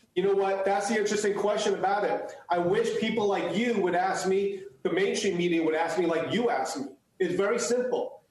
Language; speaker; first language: English; early bilingual, other home language; Chinese